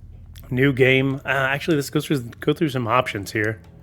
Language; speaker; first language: English; native; English